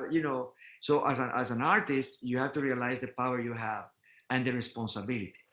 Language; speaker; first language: English; non-native, fluent; Spanish